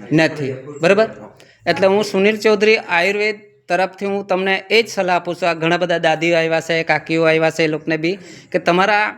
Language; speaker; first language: Gujarati; non-native, local second language; Gamit